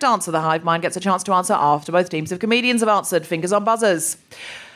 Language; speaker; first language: English; native; English